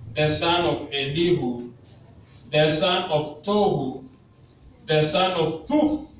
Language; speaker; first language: English; non-native, local second language; Swahili